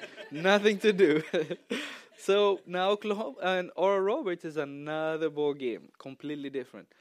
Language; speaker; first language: English; non-native, fluent; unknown